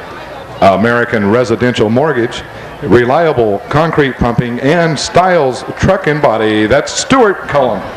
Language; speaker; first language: English; native; English